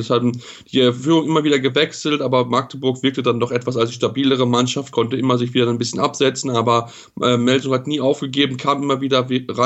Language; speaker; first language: German; native; German